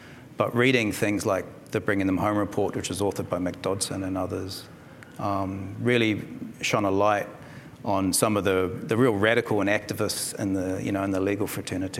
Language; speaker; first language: English; native; English